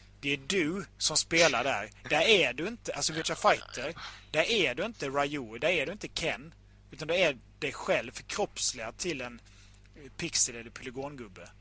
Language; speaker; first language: Swedish; native; Swedish